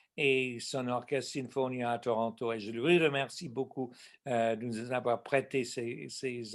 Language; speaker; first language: French; non-native, local second language; English